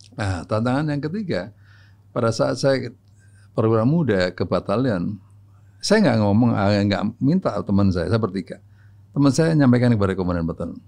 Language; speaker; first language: Indonesian; non-native, local second language; Javanese